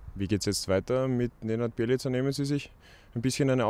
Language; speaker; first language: German; native; German